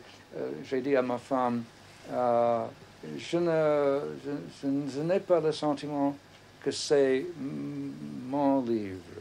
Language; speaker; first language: French; non-native, fluent; English